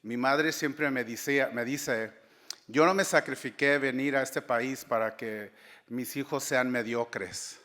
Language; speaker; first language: Spanish; early bilingual, heritage; Spanish